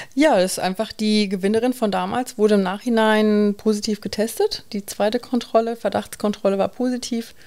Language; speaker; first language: German; native; German